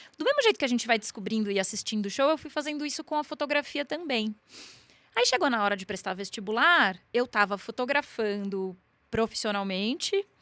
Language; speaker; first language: Portuguese; native; Portuguese